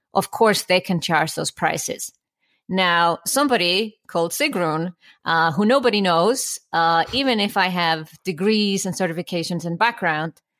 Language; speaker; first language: English; non-native, fluent; Icelandic